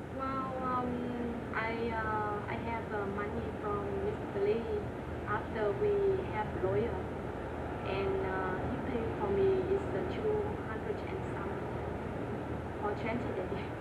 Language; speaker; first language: English; non-native, learner; Vietnamese